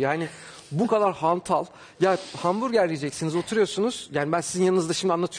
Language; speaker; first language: Turkish; native; Turkish